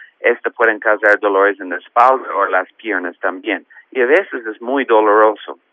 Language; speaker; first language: Spanish; non-native, fluent; English